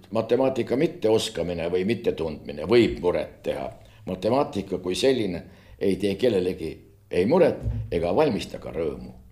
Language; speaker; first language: Estonian; native; Estonian